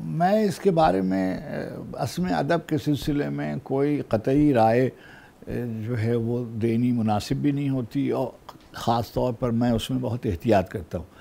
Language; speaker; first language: Urdu; native; Urdu